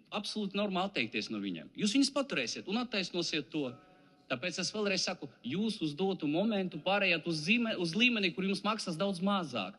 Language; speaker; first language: Latvian; non-native, local second language; Russian